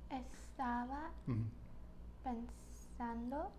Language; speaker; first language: Spanish; non-native, learner; English